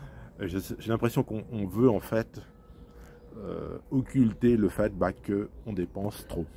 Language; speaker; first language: French; native; French